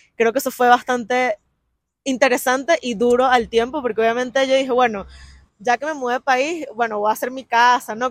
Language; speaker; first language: Spanish; native; Spanish